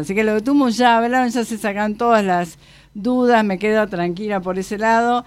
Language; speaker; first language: Spanish; native; Spanish